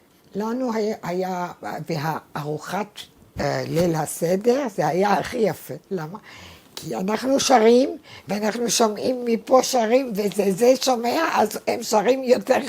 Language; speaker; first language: Hebrew; non-native, fluent; Arabic